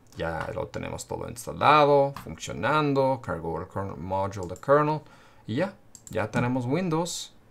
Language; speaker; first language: Spanish; non-native, fluent; English